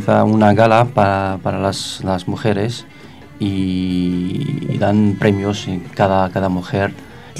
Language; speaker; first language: Spanish; non-native, fluent; Arabic